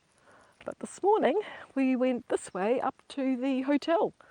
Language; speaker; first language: English; native; English